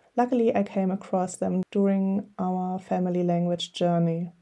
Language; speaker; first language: English; non-native, fluent; German